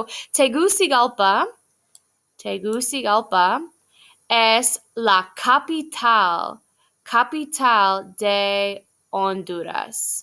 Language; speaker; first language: Spanish; non-native, fluent; English